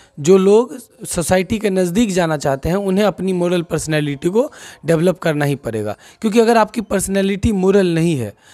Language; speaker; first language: Hindi; non-native, local second language; Maithili